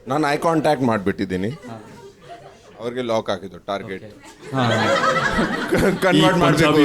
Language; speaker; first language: Kannada; non-native, learner; Punjabi